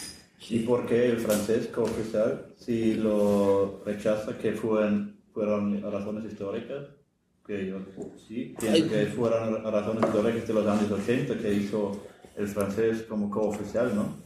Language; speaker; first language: Spanish; non-native, fluent; German